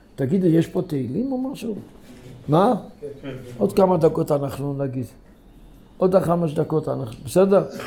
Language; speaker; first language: Hebrew; non-native, local second language; Yiddish